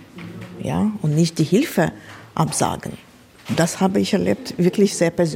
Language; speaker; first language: German; non-native, fluent; Ukrainian